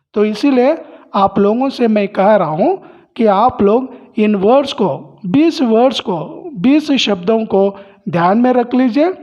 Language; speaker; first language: Hindi; non-native, local second language; Kannada